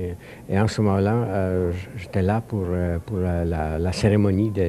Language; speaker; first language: French; non-native, fluent; Polish